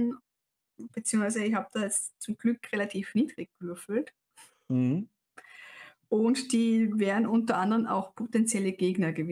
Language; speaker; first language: German; native; German